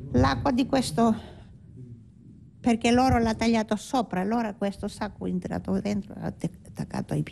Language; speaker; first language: Italian; non-native, learner; Greek